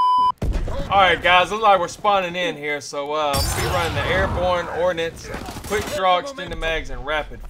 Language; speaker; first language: English; native; English